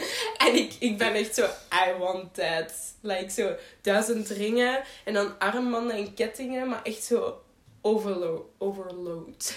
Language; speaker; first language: Dutch; native; Dutch